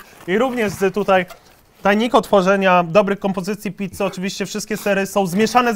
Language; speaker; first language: Polish; native; Polish